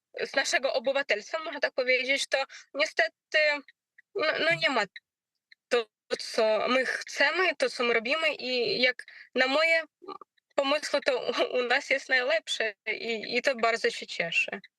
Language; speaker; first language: Polish; non-native, learner; Ukrainian